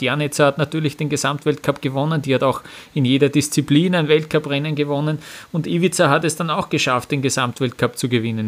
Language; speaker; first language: German; native; German